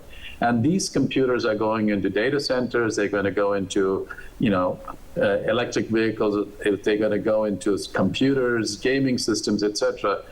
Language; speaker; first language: English; non-native, local second language; Malayalam